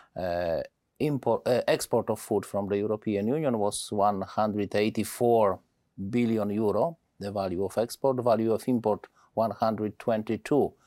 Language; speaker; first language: English; non-native, learner; Polish